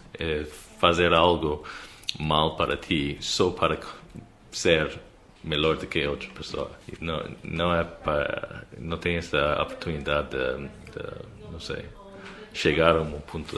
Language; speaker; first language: Portuguese; non-native, learner; English